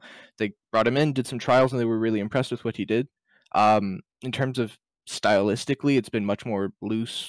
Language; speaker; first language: English; native; English